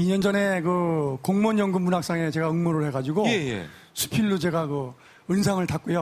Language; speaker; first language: Korean; native; Korean